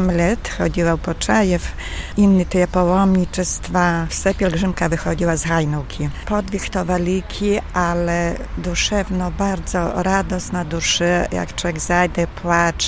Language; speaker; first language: Polish; non-native, local second language; Belarusian